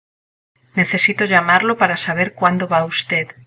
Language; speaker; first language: Spanish; non-native, learner; English